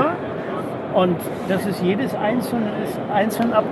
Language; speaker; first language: German; native; German